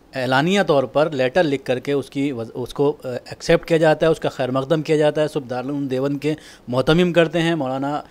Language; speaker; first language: Urdu; native; Urdu